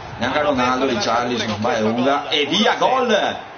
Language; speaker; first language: Italian; native; Italian